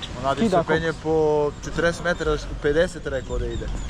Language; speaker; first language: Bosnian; early bilingual, heritage; Serbian